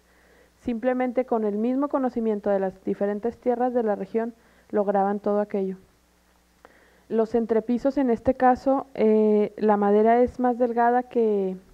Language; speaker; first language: Spanish; native; Spanish